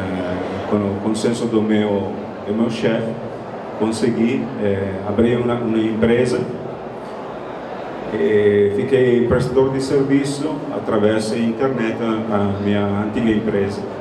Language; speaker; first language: Portuguese; non-native, fluent; Italian